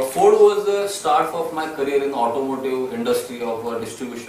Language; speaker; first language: English; non-native, local second language; Marathi